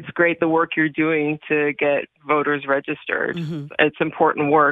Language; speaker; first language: English; early bilingual, other home language; Hebrew